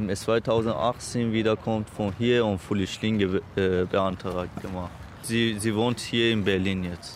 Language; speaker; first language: German; non-native, learner; Azerbaijani